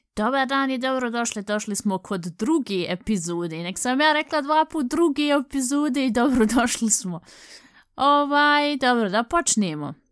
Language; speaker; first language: Bosnian; early bilingual, heritage; Bosnian